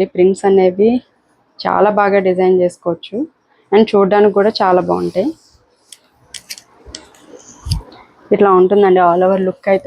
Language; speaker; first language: Telugu; native; Telugu